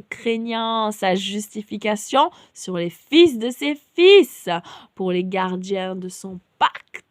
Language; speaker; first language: French; native; French